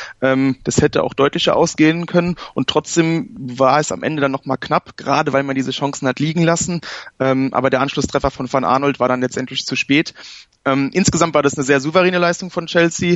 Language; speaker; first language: German; native; German